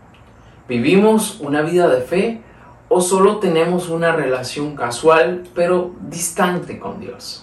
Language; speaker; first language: Spanish; native; Spanish